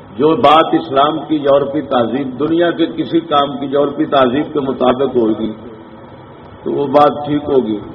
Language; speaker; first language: Urdu; non-native, local second language; Punjabi